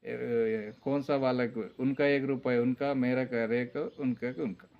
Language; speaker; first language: Hindi; non-native, local second language; Telugu